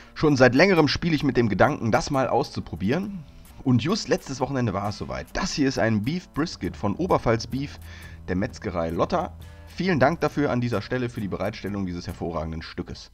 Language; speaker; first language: German; native; German